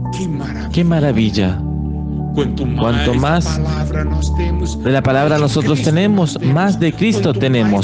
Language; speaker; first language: Spanish; non-native, fluent; Portuguese